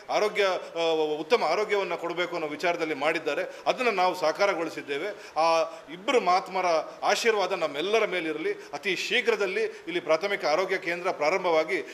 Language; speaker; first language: Kannada; native; Kannada